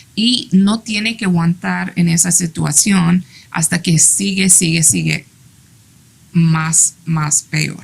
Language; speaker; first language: Spanish; early bilingual, heritage; English